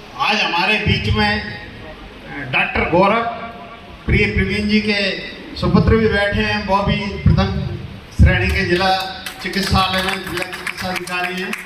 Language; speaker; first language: Hindi; native; Hindi